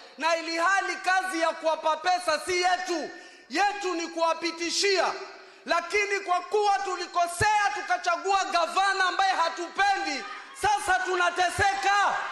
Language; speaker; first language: Swahili; native; Swahili